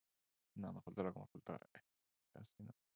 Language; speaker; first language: Spanish; native; Spanish